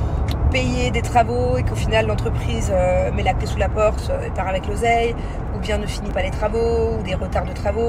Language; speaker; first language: French; native; French